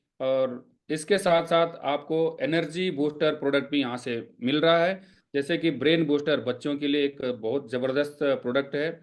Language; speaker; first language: Hindi; non-native, local second language; Kannada